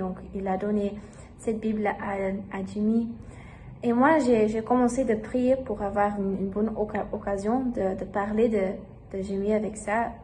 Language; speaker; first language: French; non-native, learner; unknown